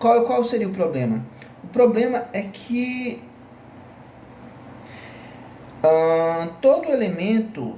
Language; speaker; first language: Portuguese; native; Portuguese